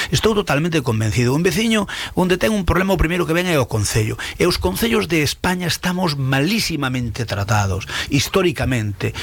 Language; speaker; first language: Galician; native; Galician